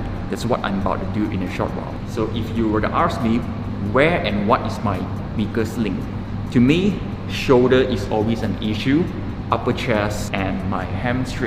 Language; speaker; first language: English; non-native, local second language; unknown